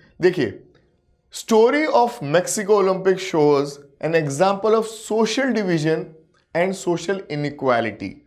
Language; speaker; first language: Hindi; native; Hindi